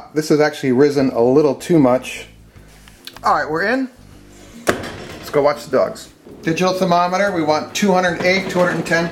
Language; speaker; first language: English; native; English